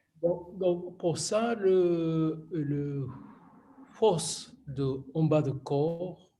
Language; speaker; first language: French; non-native, fluent; Japanese